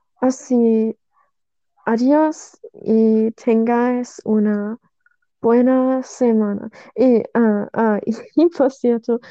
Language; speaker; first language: Spanish; non-native, learner; German